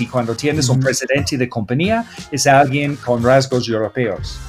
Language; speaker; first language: Spanish; non-native, learner; English